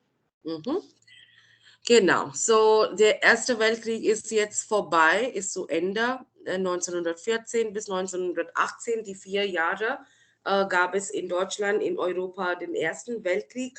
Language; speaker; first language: German; non-native, fluent; Marathi